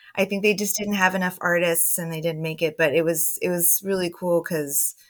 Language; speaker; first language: English; native; English